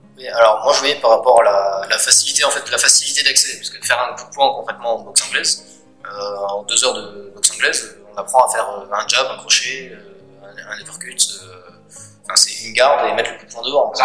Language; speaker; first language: French; native; French